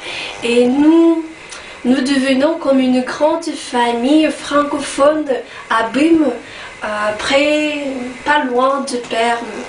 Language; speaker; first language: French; non-native, learner; Russian